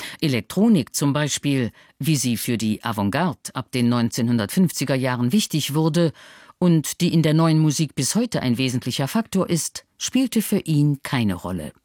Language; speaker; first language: German; native; German